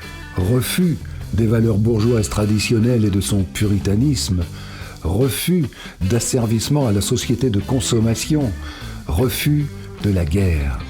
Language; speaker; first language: French; native; French